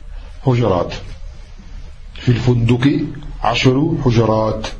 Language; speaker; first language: Arabic; non-native, fluent; French